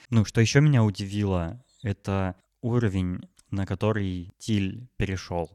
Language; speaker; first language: Russian; native; Russian